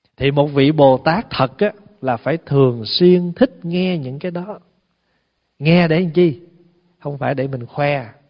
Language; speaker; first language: Vietnamese; early bilingual, heritage; Vietnamese